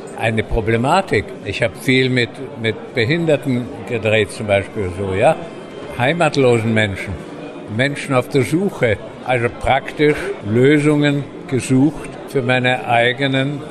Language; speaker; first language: German; native; German